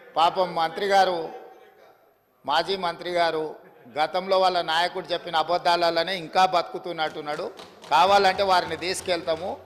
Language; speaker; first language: Telugu; native; Telugu